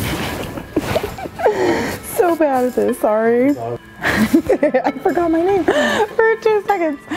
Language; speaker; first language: English; native; English